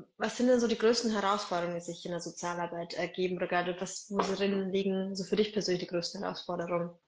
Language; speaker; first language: German; native; German